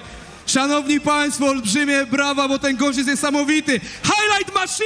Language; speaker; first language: Polish; native; Polish